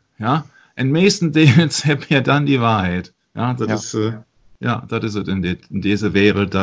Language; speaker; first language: Dutch; non-native, learner; German